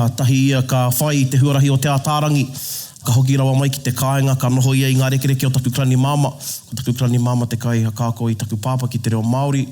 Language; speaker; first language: Māori; native; Māori